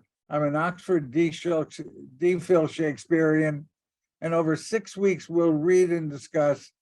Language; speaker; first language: English; native; English